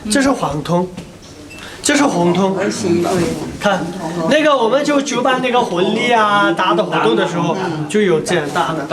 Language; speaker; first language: Chinese; non-native, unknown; Nepali